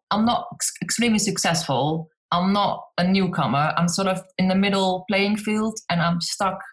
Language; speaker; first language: English; non-native, fluent; Dutch